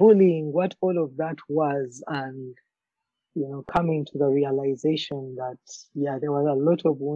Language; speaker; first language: English; non-native, local second language; Ganda